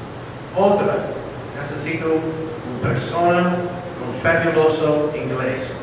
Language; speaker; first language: Spanish; non-native, learner; English